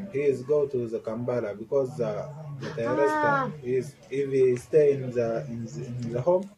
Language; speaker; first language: English; non-native, learner; Arabic